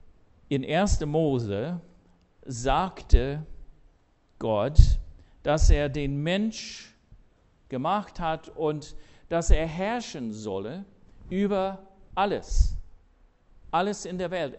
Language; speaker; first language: German; non-native, fluent; English